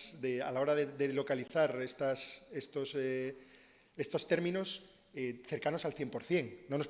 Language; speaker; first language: Spanish; native; Spanish